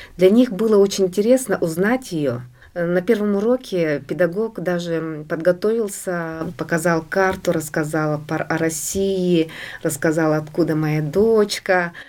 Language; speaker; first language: Russian; non-native, local second language; Yakut